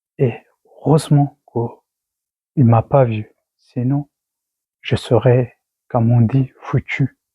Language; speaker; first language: French; non-native, learner; Persian